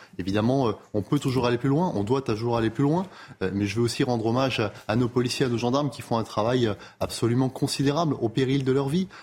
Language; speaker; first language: French; native; French